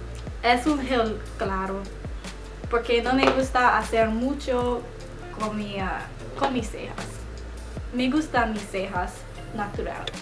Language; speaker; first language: Spanish; non-native, learner; English